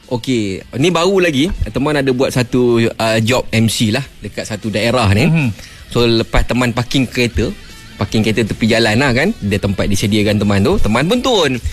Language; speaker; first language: Malay; native; Malay